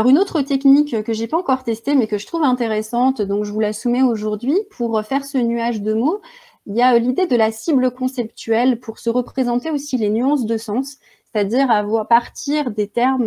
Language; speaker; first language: French; native; French